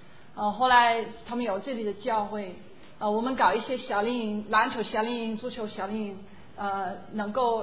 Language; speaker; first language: Chinese; non-native, fluent; English